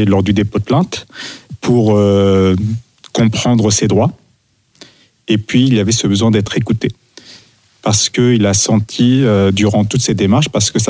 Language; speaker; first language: French; native; French